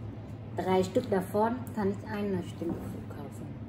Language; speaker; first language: German; non-native, learner; Vietnamese